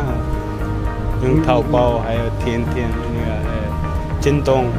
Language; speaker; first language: Chinese; non-native, learner; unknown